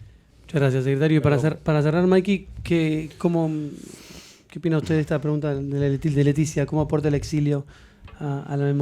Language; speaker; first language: Spanish; native; Spanish